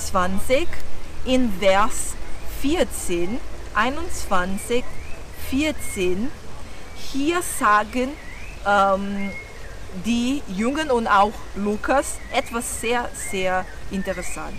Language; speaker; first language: German; non-native, learner; Portuguese